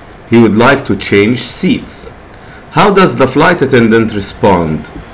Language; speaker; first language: English; non-native, fluent; Arabic